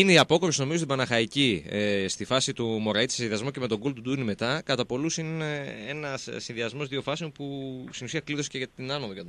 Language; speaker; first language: Greek; native; Greek